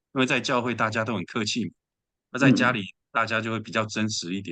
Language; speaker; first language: Chinese; early bilingual, other home language; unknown